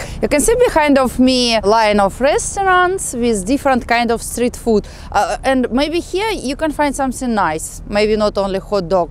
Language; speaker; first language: English; non-native, fluent; Russian